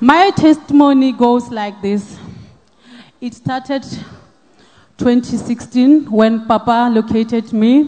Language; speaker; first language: English; non-native, local second language; Northern Sotho